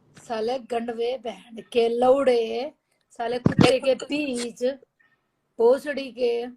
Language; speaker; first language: Hindi; native; Hindi